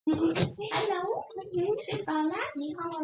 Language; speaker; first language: Chinese; early bilingual, heritage; Chinese